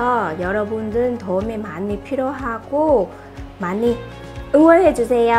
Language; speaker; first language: Korean; non-native, fluent; Vietnamese